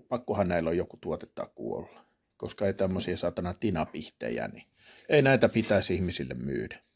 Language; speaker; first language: Finnish; native; Finnish